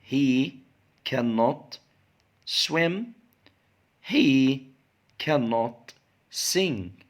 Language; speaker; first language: English; non-native, fluent; Arabic